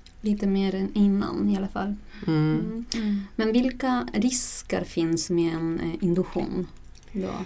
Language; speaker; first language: Swedish; non-native, fluent; Spanish